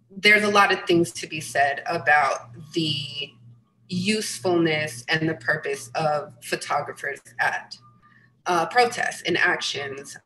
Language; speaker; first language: English; native; English